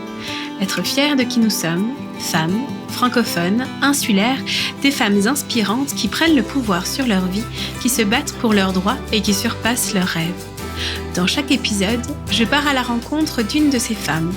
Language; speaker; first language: French; native; French